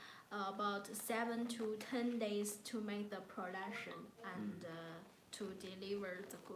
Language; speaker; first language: English; non-native, learner; Chinese